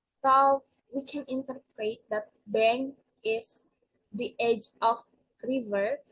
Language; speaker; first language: English; non-native, learner; Indonesian